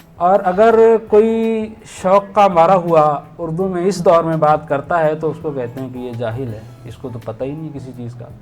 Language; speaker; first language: Urdu; non-native, local second language; Punjabi